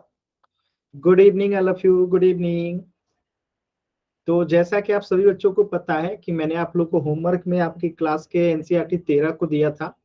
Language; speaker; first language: Hindi; native; Hindi